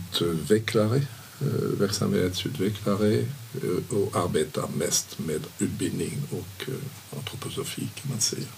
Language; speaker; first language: Swedish; non-native, fluent; French